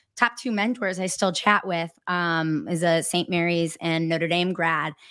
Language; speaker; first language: English; native; English